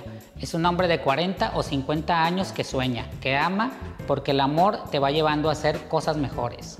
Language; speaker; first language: Spanish; native; Spanish